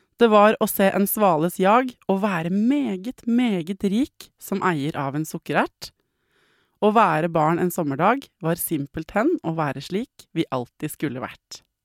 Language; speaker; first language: Norwegian; native; Norwegian